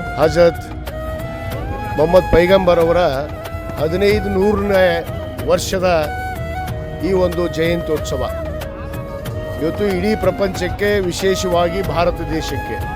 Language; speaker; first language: Kannada; native; Kannada